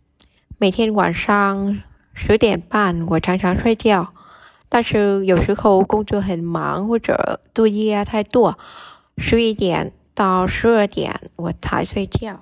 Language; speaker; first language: Chinese; non-native, learner; Vietnamese